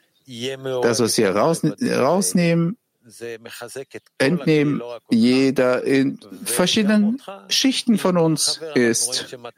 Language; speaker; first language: German; non-native, fluent; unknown